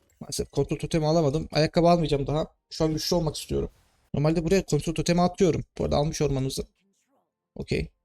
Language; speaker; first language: Turkish; native; Turkish